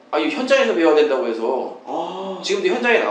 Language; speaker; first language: Korean; native; Korean